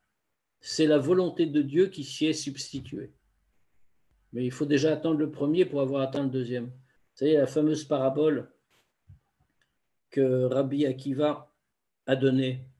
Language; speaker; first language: French; native; French